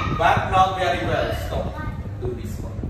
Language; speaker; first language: English; non-native, learner; Khmer